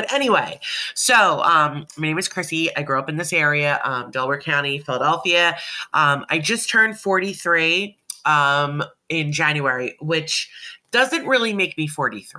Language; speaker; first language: English; native; English